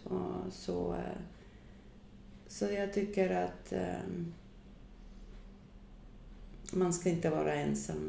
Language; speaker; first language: Swedish; non-native, fluent; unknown